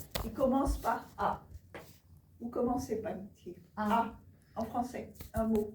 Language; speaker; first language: French; native; French